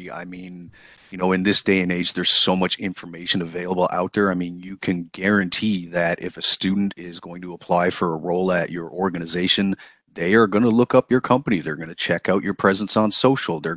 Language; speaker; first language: English; native; English